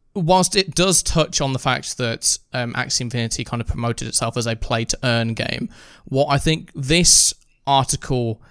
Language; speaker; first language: English; early bilingual, other home language; Filipino